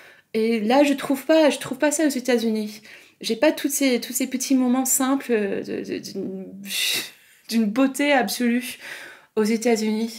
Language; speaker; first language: French; non-native, fluent; English